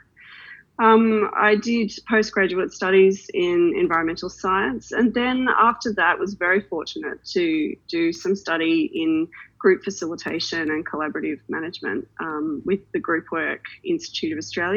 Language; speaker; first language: English; native; English